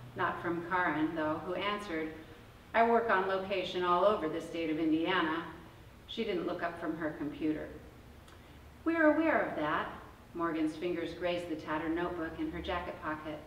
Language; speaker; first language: English; native; English